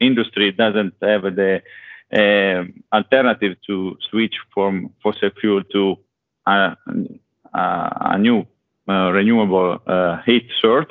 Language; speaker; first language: English; non-native, fluent; Italian